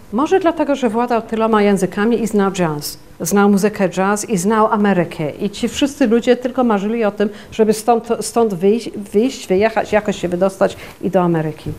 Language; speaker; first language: Polish; early bilingual, heritage; Polish